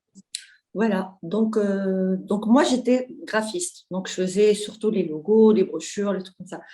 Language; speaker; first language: French; non-native, local second language; Arabic